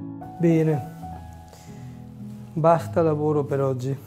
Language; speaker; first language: Italian; non-native, local second language; Spanish